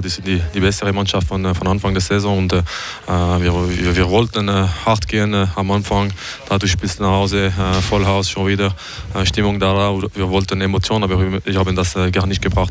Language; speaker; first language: German; non-native, learner; French